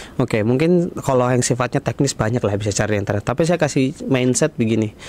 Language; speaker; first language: Indonesian; native; Indonesian